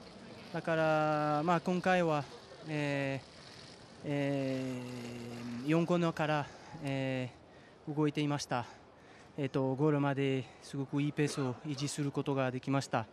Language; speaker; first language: Japanese; non-native, fluent; French